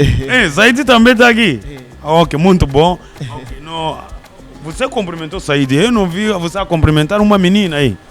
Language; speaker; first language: Portuguese; non-native, learner; Kinyarwanda